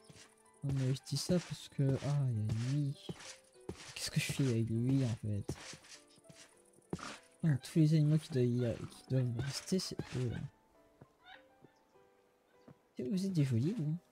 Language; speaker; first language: French; native; French